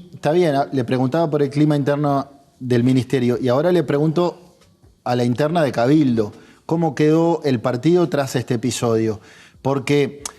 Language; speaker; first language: Spanish; native; Spanish